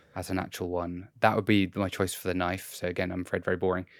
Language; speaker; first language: English; native; English